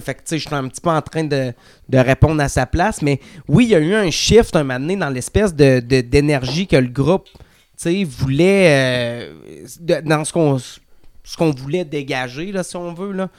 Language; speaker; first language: French; native; French